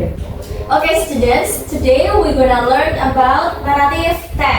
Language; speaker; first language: English; non-native, learner; Indonesian